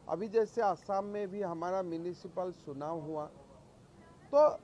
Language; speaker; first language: Hindi; non-native, local second language; Assamese